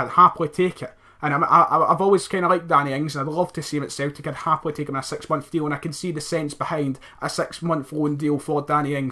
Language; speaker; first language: English; native; English